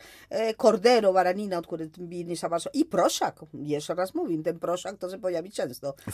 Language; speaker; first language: Polish; non-native, fluent; Spanish